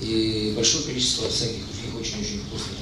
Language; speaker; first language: Russian; native; Russian